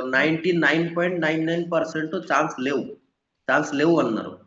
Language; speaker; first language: Telugu; non-native, local second language; Bangla